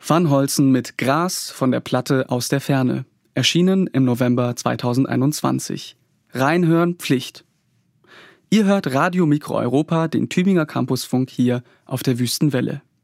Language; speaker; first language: German; native; German